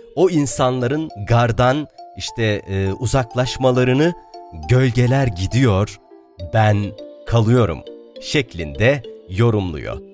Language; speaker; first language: Turkish; non-native, local second language; Arabic